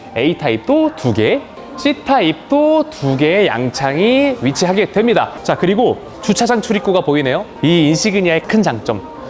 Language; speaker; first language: Korean; native; Korean